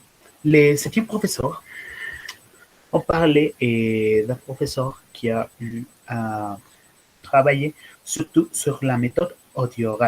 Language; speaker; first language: French; non-native, learner; Spanish